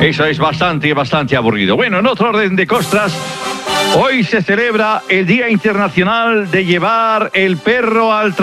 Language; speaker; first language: Spanish; native; Spanish